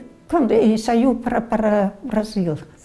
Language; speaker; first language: Portuguese; non-native, learner; Dutch